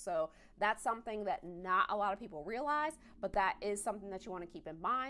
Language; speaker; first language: English; native; English